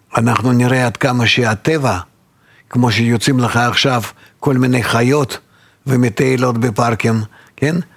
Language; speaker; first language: Hebrew; non-native, fluent; Russian